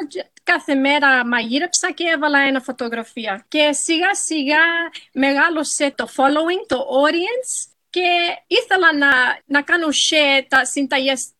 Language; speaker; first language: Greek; early bilingual, heritage; English